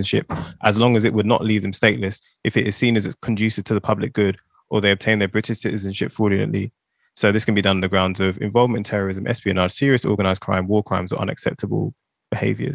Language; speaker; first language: English; native; English